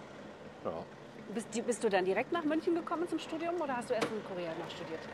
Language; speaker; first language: German; native; German